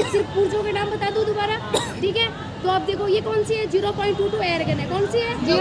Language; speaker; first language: Hindi; native; Hindi